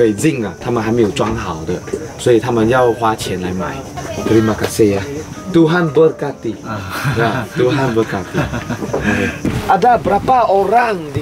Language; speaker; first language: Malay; non-native, local second language; Chinese